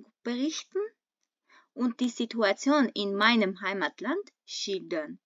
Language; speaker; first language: German; non-native, fluent; Armenian